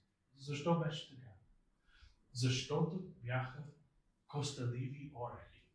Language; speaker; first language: Bulgarian; non-native, fluent; English